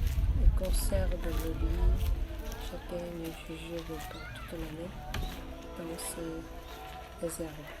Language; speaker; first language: French; non-native, learner; Korean